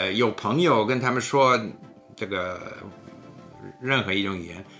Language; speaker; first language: Cantonese; non-native, learner; English